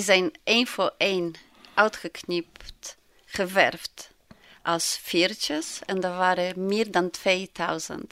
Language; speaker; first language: Dutch; non-native, learner; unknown